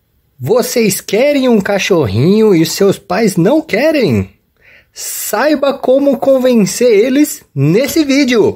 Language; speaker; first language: Portuguese; native; Portuguese